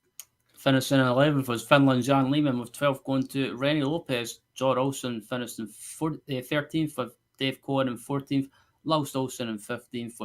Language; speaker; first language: English; native; English